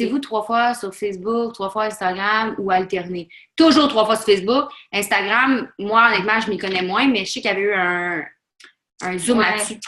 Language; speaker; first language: French; native; French